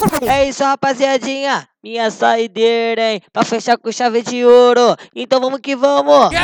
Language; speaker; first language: Portuguese; native; Portuguese